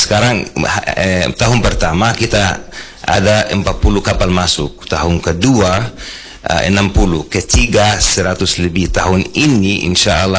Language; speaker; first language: Indonesian; non-native, fluent; Arabic